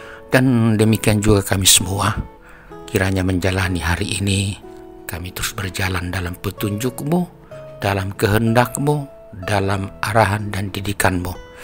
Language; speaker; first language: Indonesian; native; Indonesian